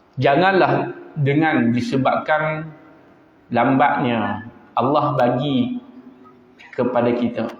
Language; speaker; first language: Malay; native; Malay